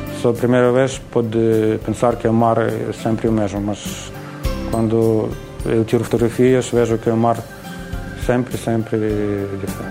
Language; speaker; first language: Portuguese; non-native, learner; Ukrainian